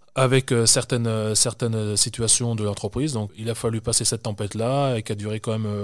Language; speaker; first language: French; native; French